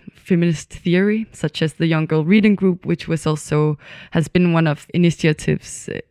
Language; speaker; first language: English; non-native, fluent; Danish